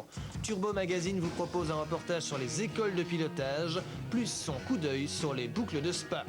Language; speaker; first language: French; native; French